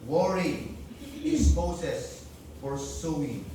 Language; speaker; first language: English; non-native, local second language; Filipino